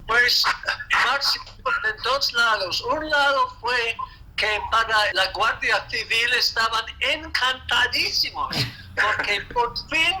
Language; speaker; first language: Spanish; non-native, fluent; English